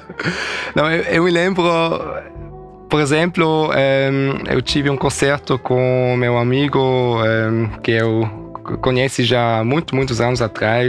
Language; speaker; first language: Portuguese; early bilingual, heritage; German